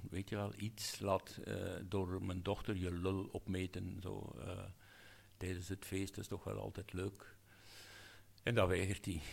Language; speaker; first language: Dutch; native; Dutch